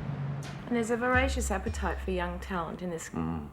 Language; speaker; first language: English; native; English